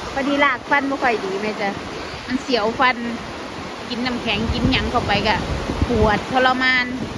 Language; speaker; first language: Thai; non-native, local second language; Northeastern Thai